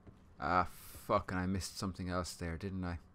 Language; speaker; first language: English; native; English